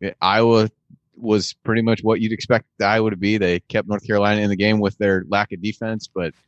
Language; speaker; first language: English; native; English